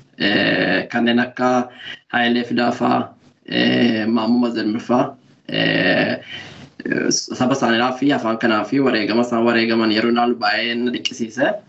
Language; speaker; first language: Oromo; early bilingual, other home language; Norwegian